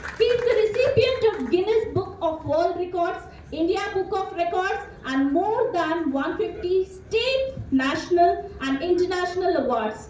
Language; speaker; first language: English; non-native, local second language; Telugu